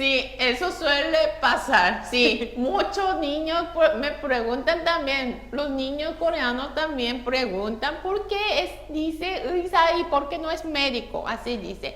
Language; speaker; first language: Spanish; non-native, fluent; Korean